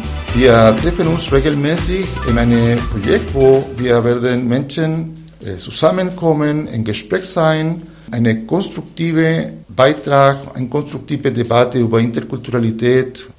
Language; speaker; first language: German; non-native, fluent; Spanish